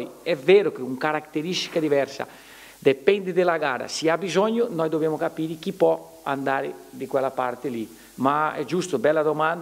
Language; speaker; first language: Italian; non-native, fluent; Portuguese